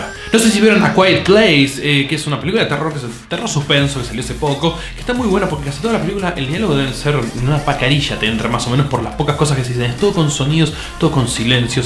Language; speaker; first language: Spanish; native; Spanish